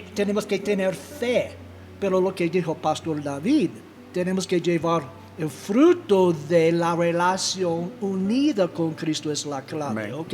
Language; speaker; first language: Spanish; non-native, fluent; English